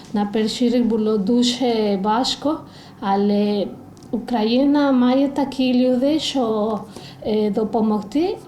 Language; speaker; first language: Ukrainian; non-native, learner; Spanish